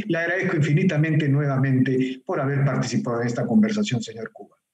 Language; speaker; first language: Spanish; native; Spanish